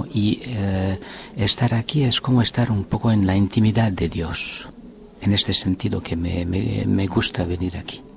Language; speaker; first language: Spanish; non-native, fluent; French